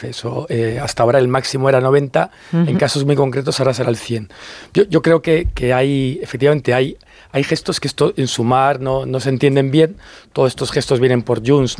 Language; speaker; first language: Spanish; native; Spanish